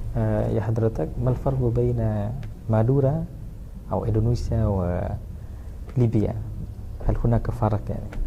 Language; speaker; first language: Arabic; non-native, learner; Indonesian